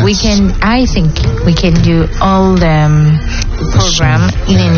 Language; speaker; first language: English; non-native, learner; French